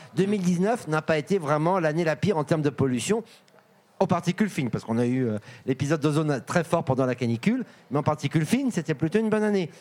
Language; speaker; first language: French; native; French